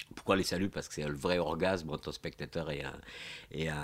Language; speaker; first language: French; non-native, fluent; Portuguese